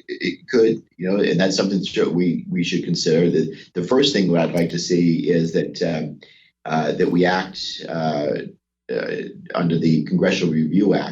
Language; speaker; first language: English; native; English